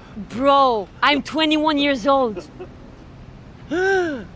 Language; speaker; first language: English; non-native, learner; French